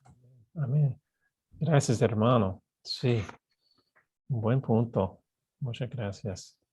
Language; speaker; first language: Spanish; non-native, fluent; English